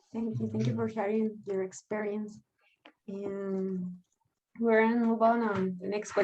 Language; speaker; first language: English; non-native, learner; Spanish